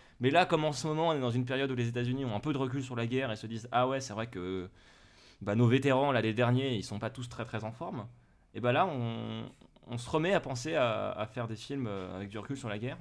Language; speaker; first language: French; native; French